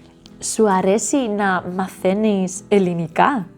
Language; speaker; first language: Greek; non-native, learner; Spanish